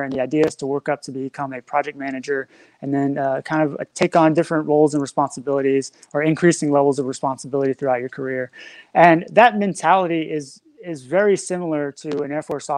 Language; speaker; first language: English; native; English